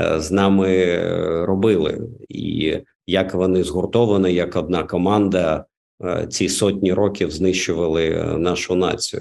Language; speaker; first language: Ukrainian; non-native, local second language; Russian